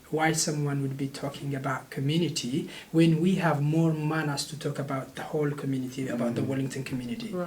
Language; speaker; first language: English; non-native, fluent; Oromo